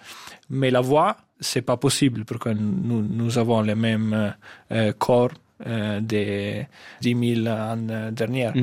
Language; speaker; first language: French; non-native, fluent; Italian